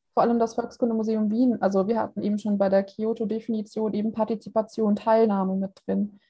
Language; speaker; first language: German; native; German